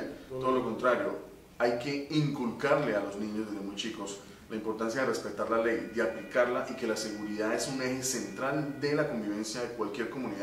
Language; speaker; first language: Spanish; native; Spanish